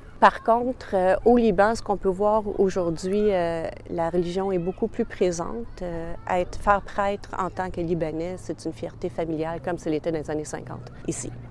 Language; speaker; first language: French; native; French